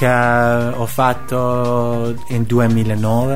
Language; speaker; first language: Italian; non-native, learner; Persian